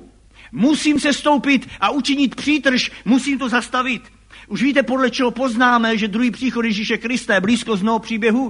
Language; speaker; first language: Czech; native; Czech